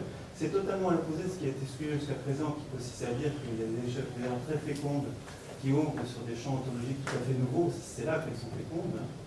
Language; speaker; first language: French; native; French